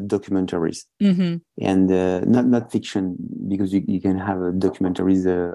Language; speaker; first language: English; non-native, fluent; French